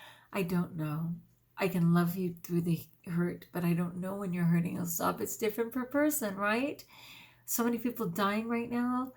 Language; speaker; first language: English; native; English